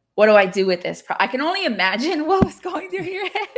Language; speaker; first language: English; native; English